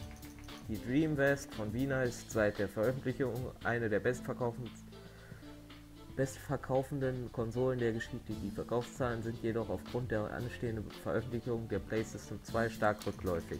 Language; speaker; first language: German; native; German